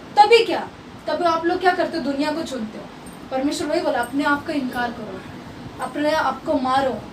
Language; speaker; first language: Hindi; non-native, local second language; Marathi